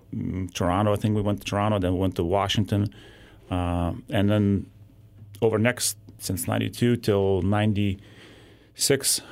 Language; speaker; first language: English; non-native, fluent; Lithuanian